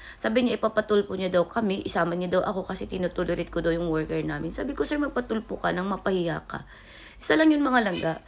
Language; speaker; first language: Filipino; non-native, local second language; Cebuano